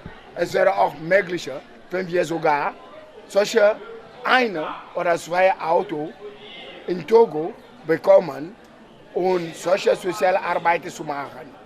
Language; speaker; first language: German; non-native, learner; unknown